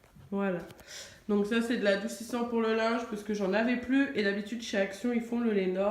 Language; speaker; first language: French; native; French